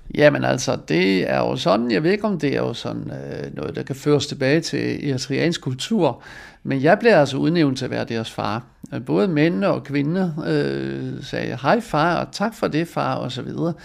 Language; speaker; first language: Danish; non-native, fluent; Dutch